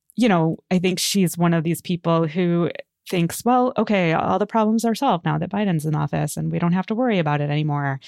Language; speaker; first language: English; native; English